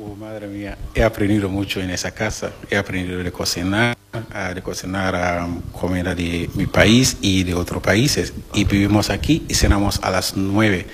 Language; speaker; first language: Spanish; non-native, learner; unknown